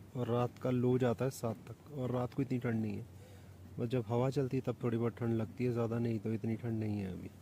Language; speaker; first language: Hindi; non-native, local second language; Punjabi